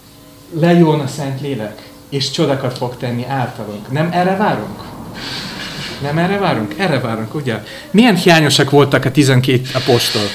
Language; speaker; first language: Hungarian; non-native, fluent; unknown